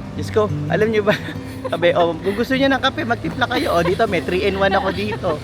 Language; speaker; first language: Filipino; native; Filipino